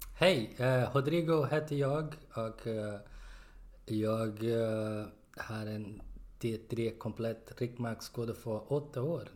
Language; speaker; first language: Swedish; non-native, learner; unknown